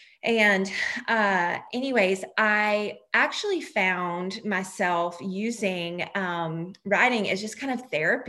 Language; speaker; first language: English; native; English